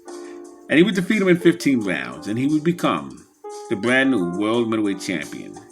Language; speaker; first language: English; native; English